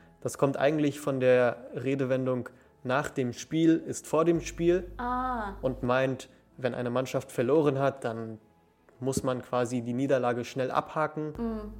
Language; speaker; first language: German; early bilingual, other home language; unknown